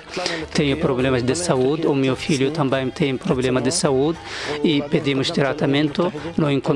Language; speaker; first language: Portuguese; non-native, learner; Arabic